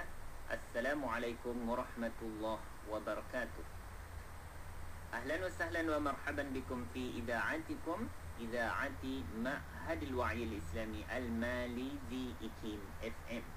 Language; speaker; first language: Arabic; non-native, fluent; Malay